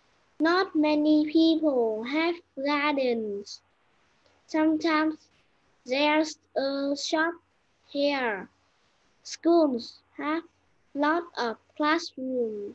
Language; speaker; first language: English; non-native, learner; Vietnamese